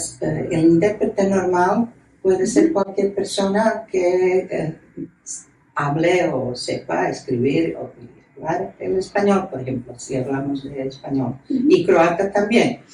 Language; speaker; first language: Spanish; non-native, fluent; Croatian